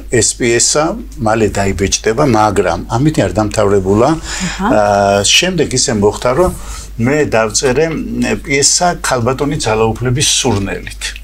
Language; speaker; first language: Georgian; native; Georgian